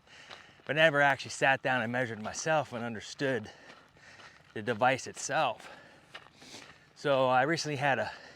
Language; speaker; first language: English; native; English